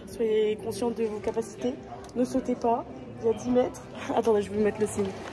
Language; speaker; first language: French; native; French